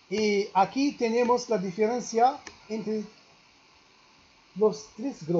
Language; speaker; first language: Spanish; non-native, learner; Arabic